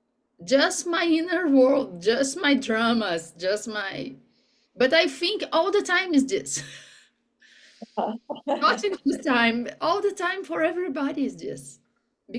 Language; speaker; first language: English; non-native, learner; Portuguese